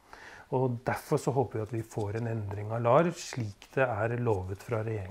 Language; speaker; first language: Norwegian; native; Norwegian